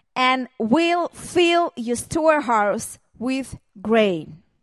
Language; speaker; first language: English; non-native, learner; Hebrew